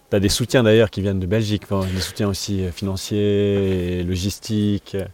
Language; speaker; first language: French; native; French